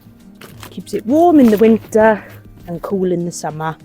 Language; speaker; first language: English; native; English